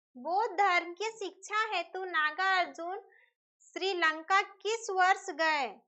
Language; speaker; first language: Hindi; native; Hindi